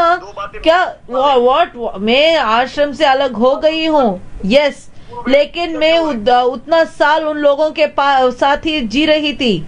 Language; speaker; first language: Hindi; non-native, local second language; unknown